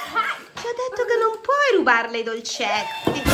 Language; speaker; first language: Italian; native; Italian